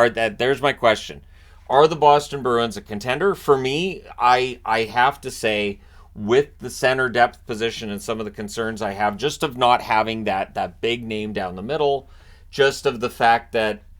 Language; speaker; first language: English; native; English